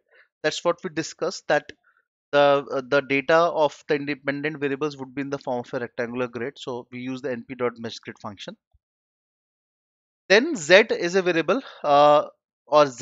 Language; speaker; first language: English; non-native, local second language; Hindi